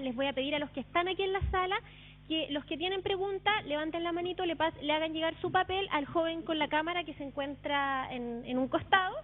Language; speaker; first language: Spanish; native; Spanish